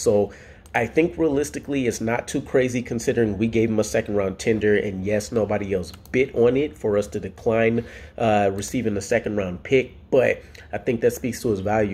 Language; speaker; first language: English; native; English